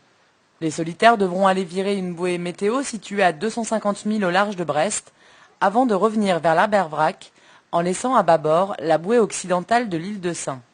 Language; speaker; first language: French; native; French